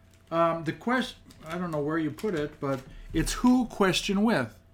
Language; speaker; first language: English; native; English